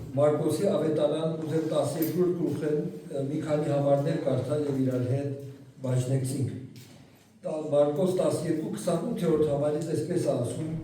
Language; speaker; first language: Armenian; early bilingual, heritage; Armenian